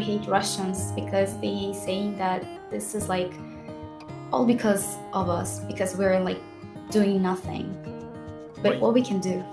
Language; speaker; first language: English; non-native, learner; Russian